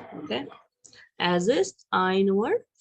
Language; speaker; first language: German; non-native, fluent; Hindi